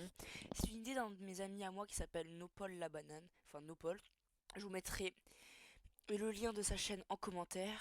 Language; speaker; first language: French; native; French